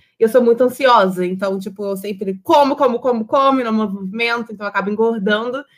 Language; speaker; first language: Portuguese; native; Portuguese